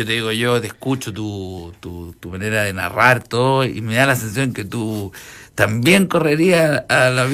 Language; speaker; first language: Spanish; native; Spanish